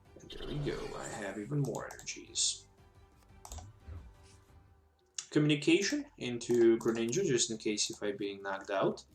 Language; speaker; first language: English; non-native, fluent; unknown